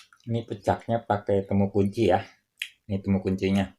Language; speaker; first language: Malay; non-native, local second language; Sundanese